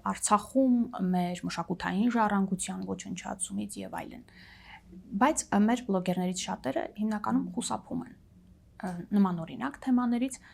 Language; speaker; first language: Armenian; native; Armenian